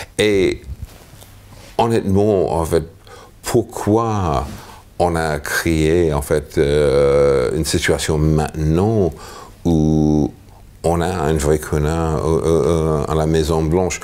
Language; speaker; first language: French; non-native, fluent; English